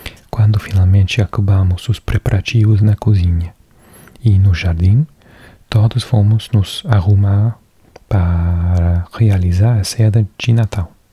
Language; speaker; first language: Portuguese; non-native, learner; English